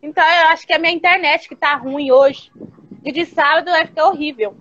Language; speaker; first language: Portuguese; native; Portuguese